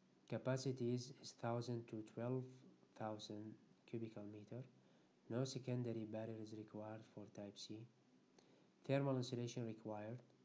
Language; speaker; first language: English; non-native, fluent; Arabic